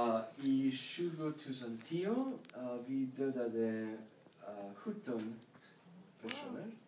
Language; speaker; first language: Swedish; non-native, learner; English